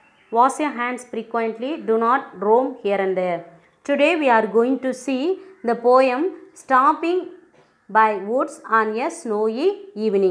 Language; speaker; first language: English; non-native, local second language; Tamil